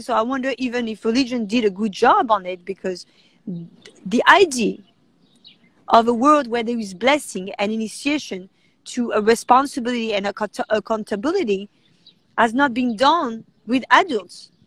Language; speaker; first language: English; non-native, fluent; French